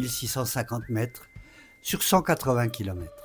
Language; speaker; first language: French; native; French